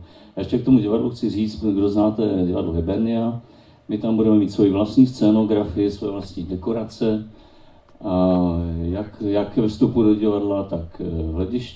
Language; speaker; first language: Czech; native; Czech